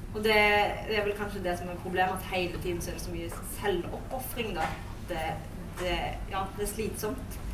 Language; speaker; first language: Norwegian; early bilingual, other home language; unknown